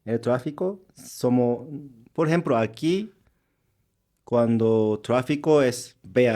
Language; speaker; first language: Spanish; non-native, learner; Japanese